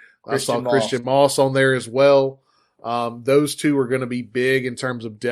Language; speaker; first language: English; native; English